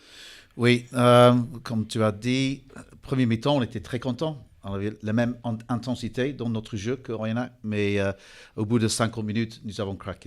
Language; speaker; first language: French; non-native, fluent; English